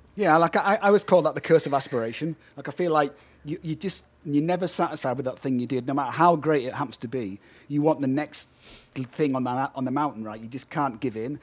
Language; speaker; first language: English; native; English